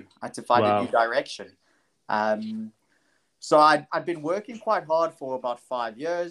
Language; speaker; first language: English; native; English